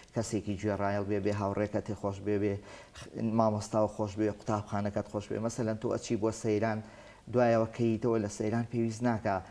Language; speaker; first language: Central Kurdish; native; Central Kurdish